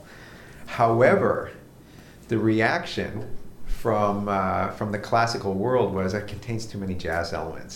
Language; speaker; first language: English; native; English